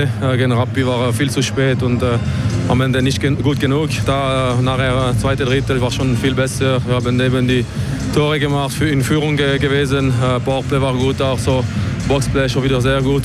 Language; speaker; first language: German; non-native, local second language; French